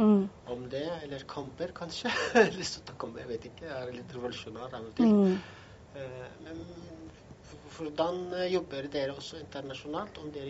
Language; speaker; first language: Norwegian; non-native, fluent; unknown